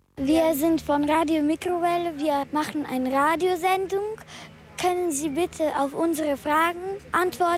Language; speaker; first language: German; non-native, learner; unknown